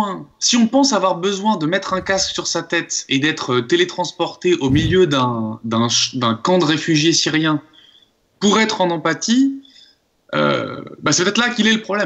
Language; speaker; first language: French; native; French